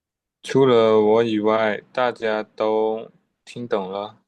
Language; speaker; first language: Chinese; non-native, learner; Burmese